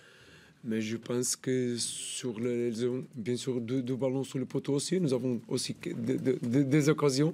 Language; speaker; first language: French; non-native, learner; Portuguese